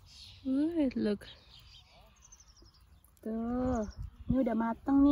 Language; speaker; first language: Indonesian; native; Indonesian